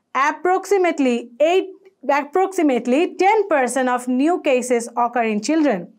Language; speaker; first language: English; non-native, local second language; Bangla